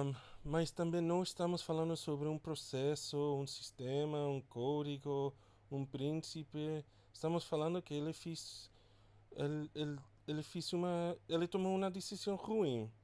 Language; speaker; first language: Portuguese; non-native, fluent; English